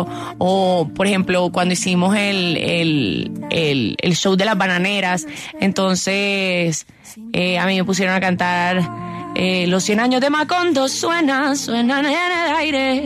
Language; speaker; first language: Spanish; native; Spanish